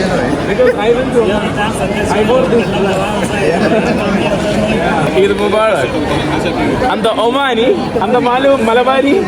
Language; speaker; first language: English; non-native, local second language; Malayalam